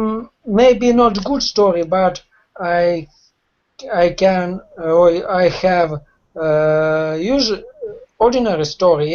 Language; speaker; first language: English; non-native, learner; Russian